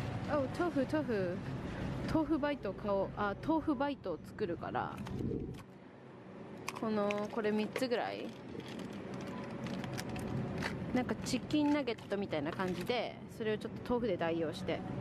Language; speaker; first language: Japanese; native; Japanese